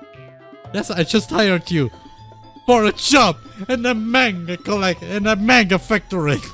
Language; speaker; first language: English; non-native, learner; German